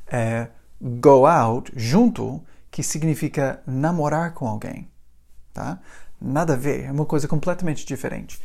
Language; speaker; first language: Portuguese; non-native, fluent; English